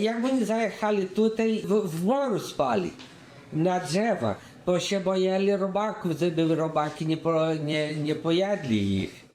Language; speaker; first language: Polish; early bilingual, heritage; Polish